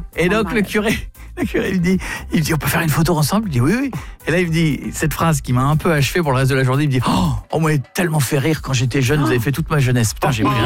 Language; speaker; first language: French; native; French